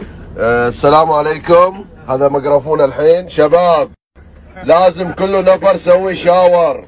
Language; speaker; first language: Arabic; non-native, learner; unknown